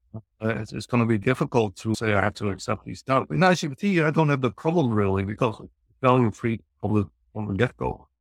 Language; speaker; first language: English; non-native, fluent; Dutch